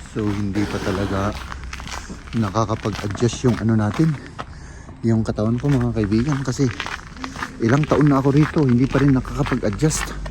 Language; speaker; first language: Filipino; native; Filipino